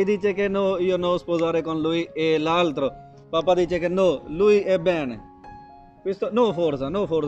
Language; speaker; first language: Italian; non-native, learner; Urdu